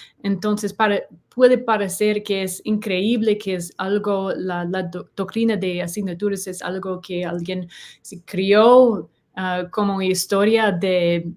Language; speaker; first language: Spanish; non-native, learner; English